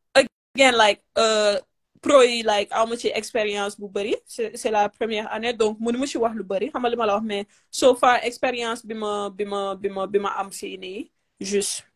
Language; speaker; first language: English; non-native, fluent; Wolof